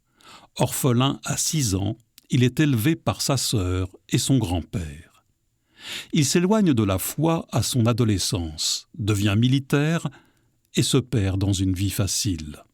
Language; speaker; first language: French; native; French